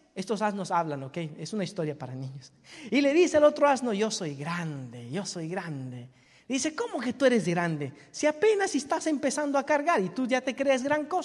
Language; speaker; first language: Spanish; native; Spanish